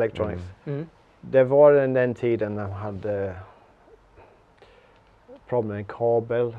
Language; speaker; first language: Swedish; non-native, learner; English